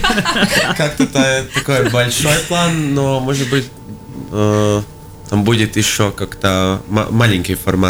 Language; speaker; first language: Russian; non-native, local second language; Latvian